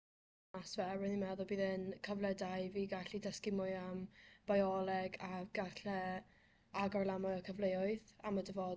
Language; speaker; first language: Welsh; non-native, local second language; English